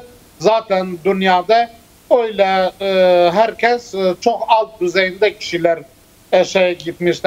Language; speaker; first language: Turkish; non-native, fluent; Kurdish